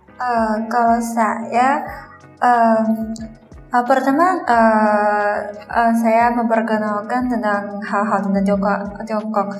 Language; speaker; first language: Indonesian; non-native, fluent; Chinese